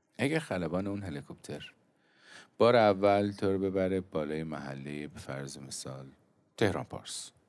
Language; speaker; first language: Persian; native; Persian